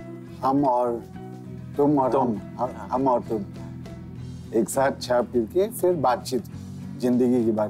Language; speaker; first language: Hindi; non-native, local second language; Khasi